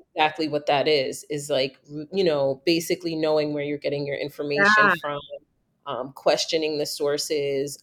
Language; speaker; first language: English; native; English